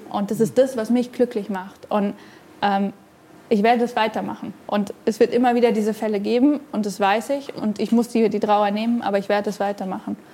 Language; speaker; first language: German; native; German